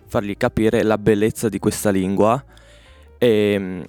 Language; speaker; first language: Italian; early bilingual, other home language; Chinese